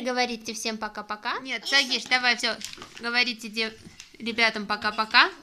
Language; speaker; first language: Russian; native; Russian